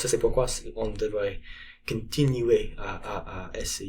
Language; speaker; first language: French; non-native, learner; English